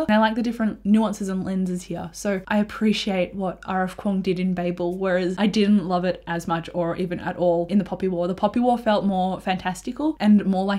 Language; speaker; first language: English; native; English